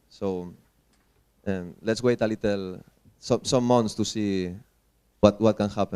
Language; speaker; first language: English; non-native, fluent; Spanish